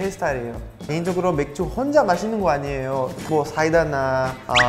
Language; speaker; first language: Korean; non-native, learner; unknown